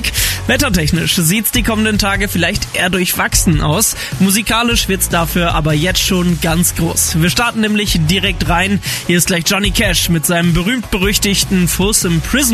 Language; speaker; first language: German; native; German